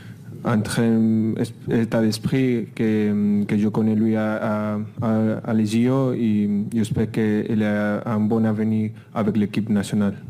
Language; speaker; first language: French; non-native, fluent; Spanish